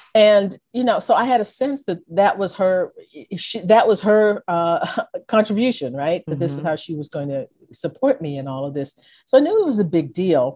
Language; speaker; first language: English; native; English